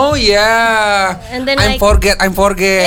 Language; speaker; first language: English; non-native, learner; Indonesian